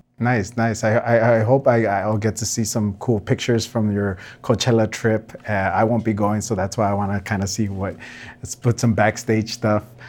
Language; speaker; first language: English; early bilingual, other home language; Spanish